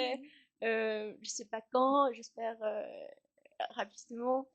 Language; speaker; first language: French; non-native, learner; Chinese